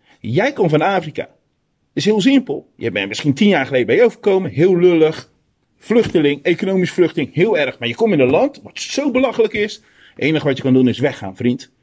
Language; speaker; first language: Dutch; native; Dutch